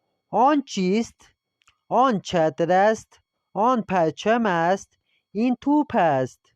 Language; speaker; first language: Persian; non-native, fluent; Urdu